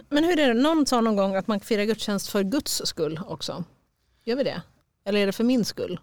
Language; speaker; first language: Swedish; native; Swedish